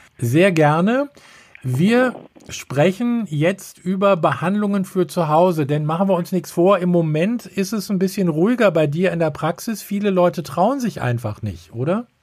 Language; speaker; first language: German; native; German